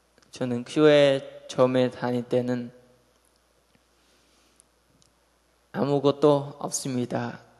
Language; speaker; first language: Korean; non-native, learner; Khmer